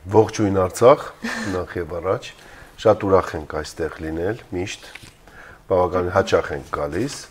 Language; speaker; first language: Armenian; native; Armenian